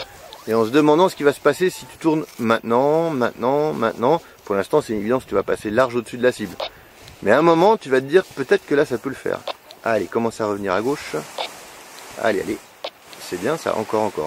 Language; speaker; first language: French; native; French